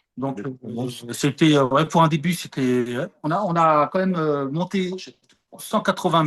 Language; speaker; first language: French; native; French